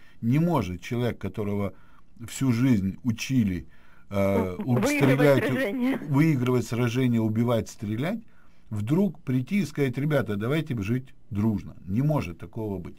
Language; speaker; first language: Russian; native; Russian